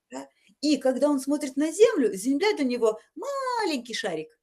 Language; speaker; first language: Russian; native; Russian